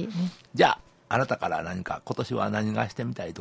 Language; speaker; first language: Japanese; native; Japanese